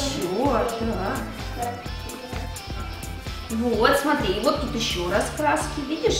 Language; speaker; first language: Russian; native; Russian